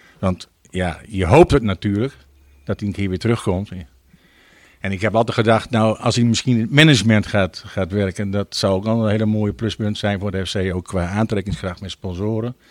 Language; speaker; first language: Dutch; native; Dutch